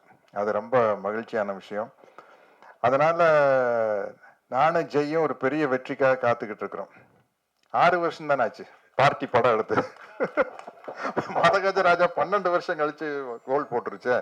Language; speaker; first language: Tamil; native; Tamil